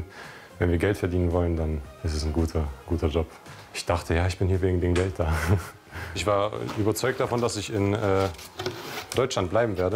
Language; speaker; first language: German; early bilingual, other home language; Polish